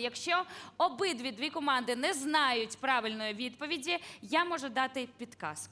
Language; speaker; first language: Ukrainian; native; Ukrainian